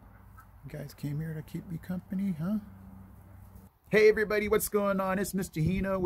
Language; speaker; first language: English; native; English